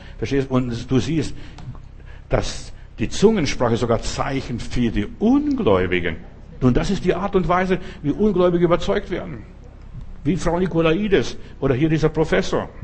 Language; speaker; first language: German; non-native, fluent; Lithuanian